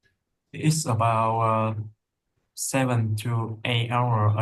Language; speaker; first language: English; non-native, learner; Vietnamese